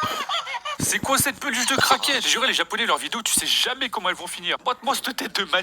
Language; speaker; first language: French; native; French